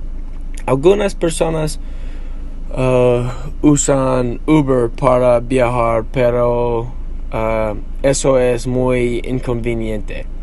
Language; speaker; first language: Spanish; non-native, learner; English